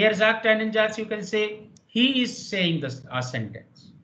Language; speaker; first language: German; non-native, fluent; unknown